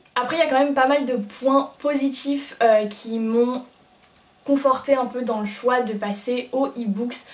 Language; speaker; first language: French; native; French